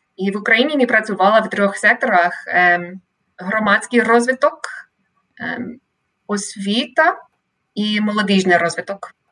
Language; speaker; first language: Ukrainian; non-native, fluent; English